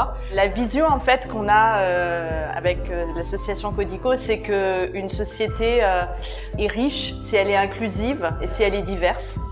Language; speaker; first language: French; native; French